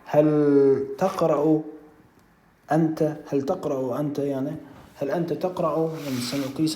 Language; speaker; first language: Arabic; non-native, fluent; Uzbek